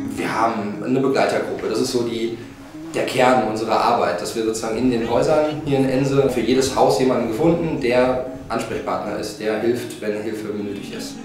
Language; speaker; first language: German; native; German